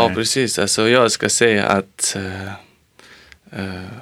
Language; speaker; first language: Swedish; non-native, learner; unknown